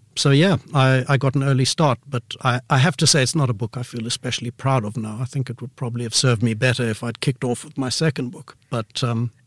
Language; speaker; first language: English; native; English